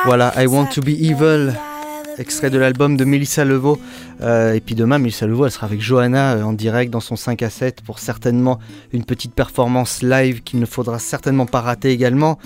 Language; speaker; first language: French; native; French